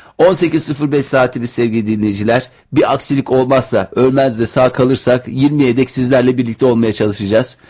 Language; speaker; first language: Turkish; native; Turkish